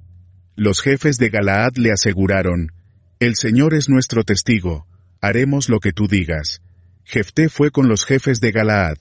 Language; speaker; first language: Spanish; native; Spanish